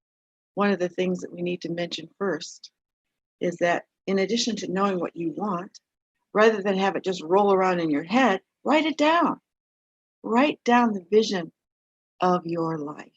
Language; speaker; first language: English; native; English